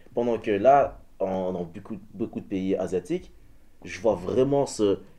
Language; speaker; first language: French; early bilingual, other home language; Dutch